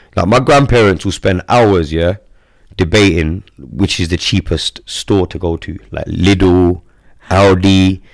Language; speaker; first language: English; native; English